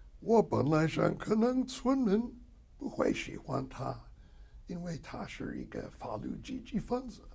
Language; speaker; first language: Chinese; non-native, fluent; English